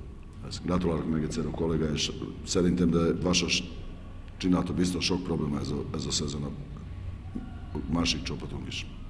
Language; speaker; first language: Hungarian; non-native, learner; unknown